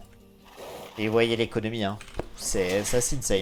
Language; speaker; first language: French; native; French